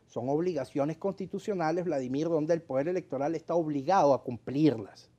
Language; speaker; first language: Spanish; native; Spanish